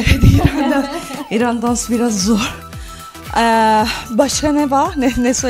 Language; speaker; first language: Turkish; non-native, fluent; Persian